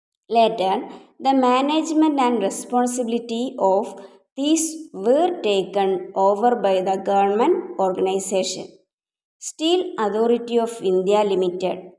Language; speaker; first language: English; non-native, local second language; Malayalam